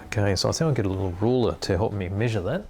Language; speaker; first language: English; native; English